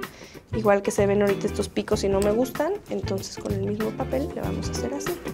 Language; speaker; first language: Spanish; native; Spanish